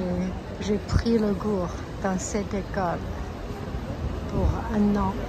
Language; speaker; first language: French; non-native, learner; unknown